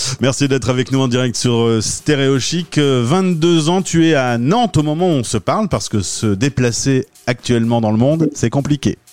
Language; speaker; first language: French; native; French